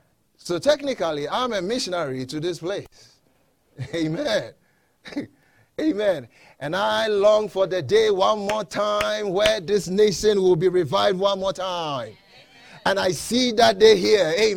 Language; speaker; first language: English; non-native, local second language; Akan